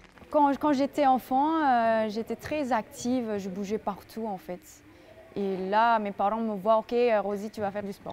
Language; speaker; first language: French; non-native, fluent; Indonesian